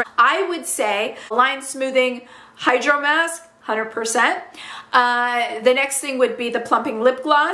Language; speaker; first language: English; native; English